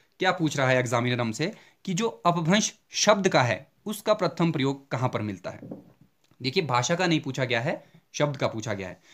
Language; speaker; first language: Hindi; native; Hindi